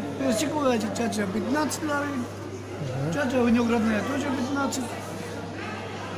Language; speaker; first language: Russian; non-native, fluent; Georgian